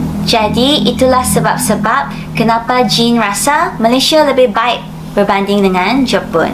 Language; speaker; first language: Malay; non-native, fluent; Japanese